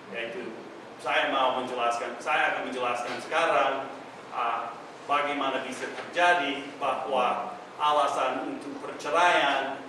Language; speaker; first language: Indonesian; non-native, fluent; English